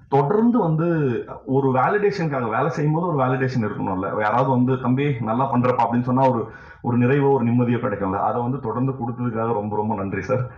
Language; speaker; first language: Tamil; native; Tamil